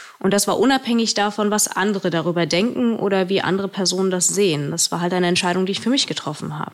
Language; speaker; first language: German; early bilingual, other home language; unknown